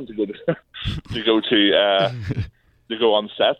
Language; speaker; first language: English; native; English